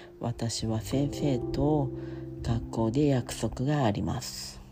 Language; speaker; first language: Japanese; non-native, learner; French